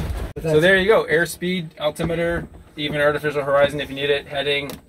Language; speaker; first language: English; native; English